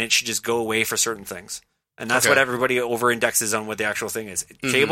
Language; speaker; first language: English; native; English